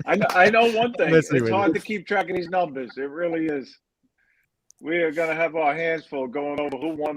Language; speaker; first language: English; native; English